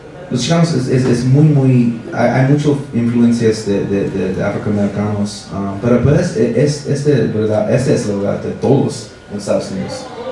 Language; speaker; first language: Spanish; non-native, learner; English